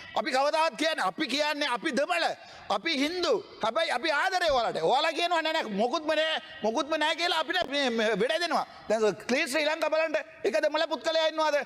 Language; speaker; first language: Sinhala; non-native, local second language; Tamil